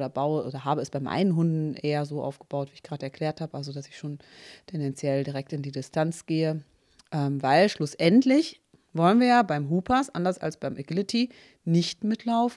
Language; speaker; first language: German; native; German